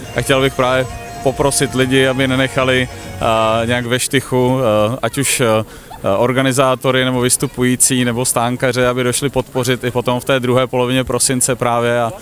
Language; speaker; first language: Czech; native; Czech